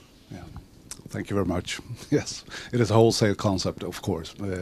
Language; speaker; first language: English; non-native, fluent; Swedish